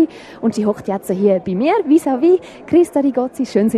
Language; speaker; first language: German; native; German